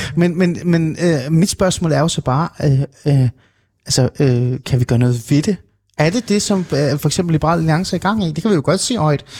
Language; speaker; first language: Danish; non-native, local second language; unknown